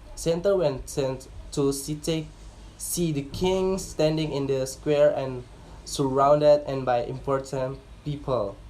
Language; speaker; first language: English; non-native, learner; Indonesian